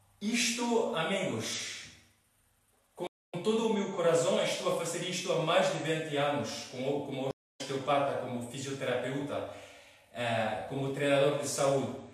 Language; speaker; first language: Portuguese; non-native, fluent; French